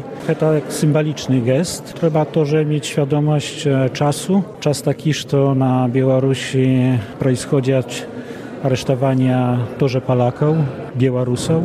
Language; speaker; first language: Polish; non-native, local second language; Belarusian